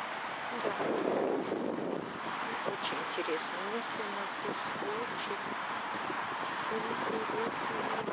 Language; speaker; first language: Russian; native; Russian